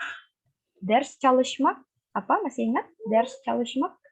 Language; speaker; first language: Turkish; non-native, fluent; Indonesian